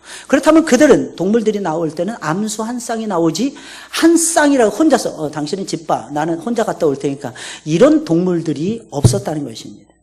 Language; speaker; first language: Korean; native; Korean